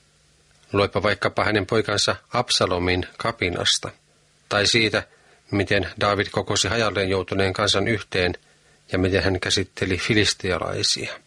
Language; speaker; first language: Finnish; native; Finnish